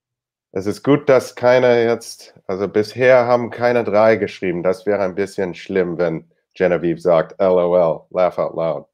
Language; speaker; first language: German; non-native, fluent; English